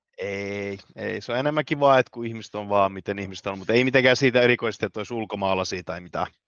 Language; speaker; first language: Finnish; early bilingual, other home language; Bosnian